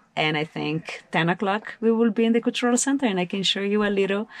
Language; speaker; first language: English; non-native, fluent; Portuguese